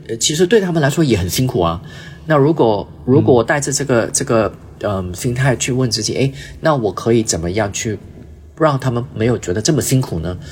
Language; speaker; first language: Chinese; early bilingual, heritage; Chinese